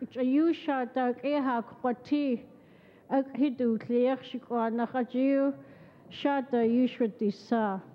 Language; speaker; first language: English; native; English